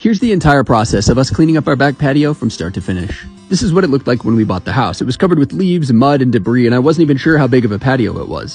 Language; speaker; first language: English; native; English